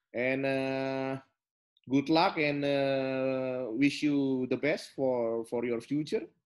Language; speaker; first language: English; non-native, fluent; Indonesian